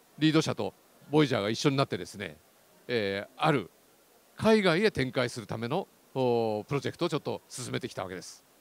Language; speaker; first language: Japanese; native; Japanese